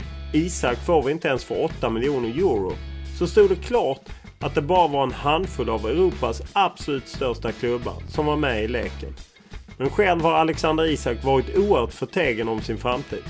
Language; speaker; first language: Swedish; native; Swedish